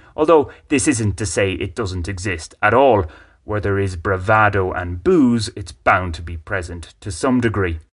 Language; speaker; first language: English; native; English